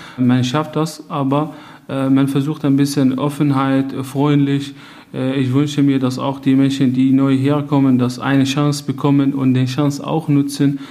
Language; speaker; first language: German; non-native, fluent; Arabic